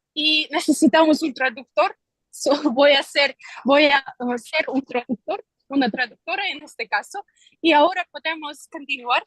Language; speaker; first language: Spanish; non-native, learner; Russian